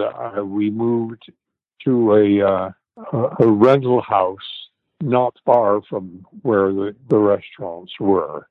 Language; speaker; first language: English; native; English